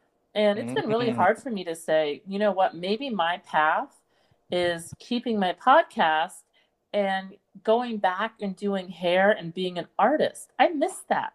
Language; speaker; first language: English; native; English